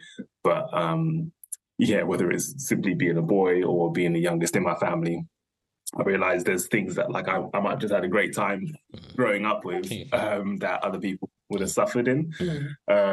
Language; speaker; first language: English; native; English